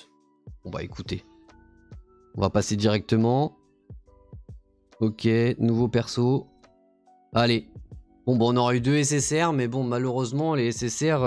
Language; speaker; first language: French; native; French